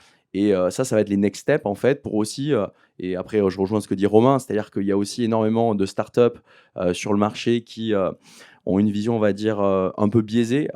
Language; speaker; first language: French; native; French